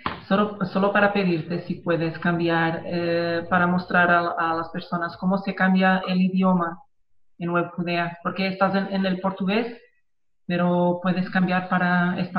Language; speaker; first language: Spanish; non-native, fluent; Portuguese